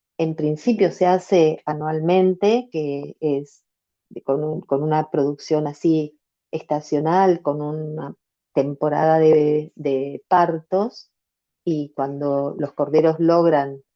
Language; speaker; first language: Spanish; native; Spanish